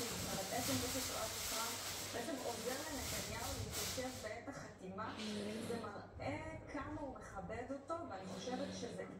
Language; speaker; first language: Hebrew; native; Hebrew